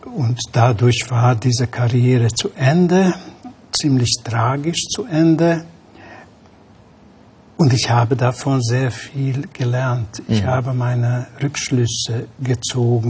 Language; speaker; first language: German; non-native, fluent; Hungarian